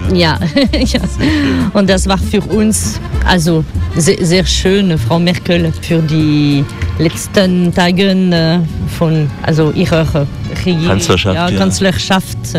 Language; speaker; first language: German; non-native, fluent; French